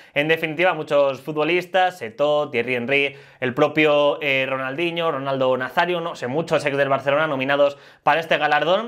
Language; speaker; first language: Spanish; native; Spanish